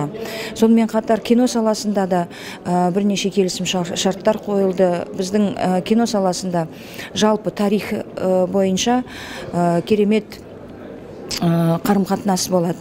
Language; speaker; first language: Kazakh; native; Kazakh